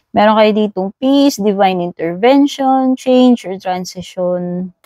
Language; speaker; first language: Filipino; native; Filipino